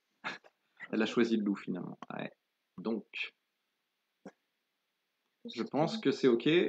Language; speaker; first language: French; native; French